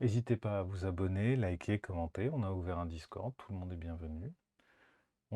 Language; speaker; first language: French; native; French